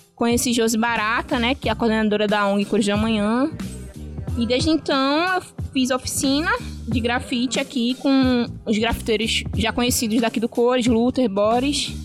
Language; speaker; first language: Portuguese; native; Portuguese